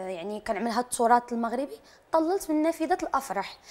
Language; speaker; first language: Arabic; native; Arabic